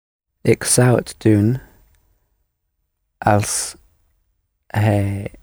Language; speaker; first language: Dutch; non-native, learner; English